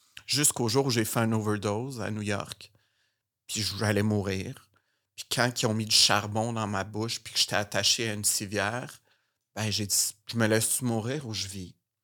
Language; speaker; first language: French; native; French